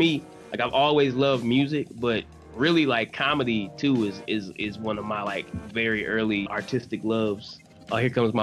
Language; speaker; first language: English; native; English